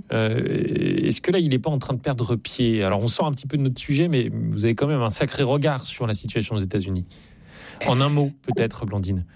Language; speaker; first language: French; native; French